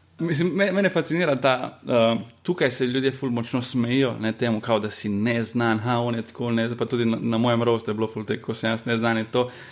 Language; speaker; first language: Slovenian; native; Slovenian